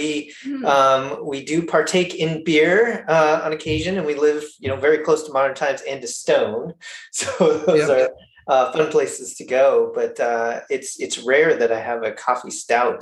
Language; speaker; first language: English; native; English